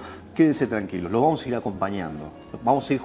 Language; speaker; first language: Spanish; native; Spanish